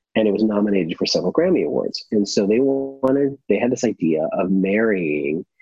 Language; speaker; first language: English; native; English